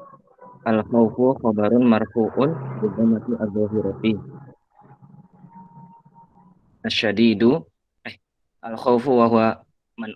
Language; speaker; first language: Arabic; non-native, learner; Indonesian